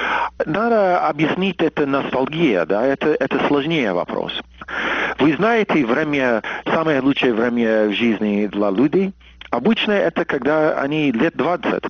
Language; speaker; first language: Russian; non-native, fluent; English